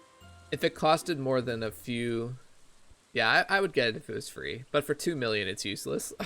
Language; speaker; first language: English; native; English